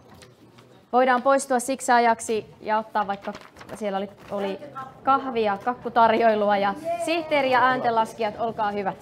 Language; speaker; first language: Finnish; native; Finnish